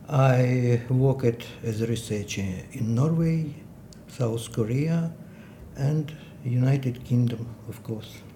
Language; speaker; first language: English; non-native, fluent; Ukrainian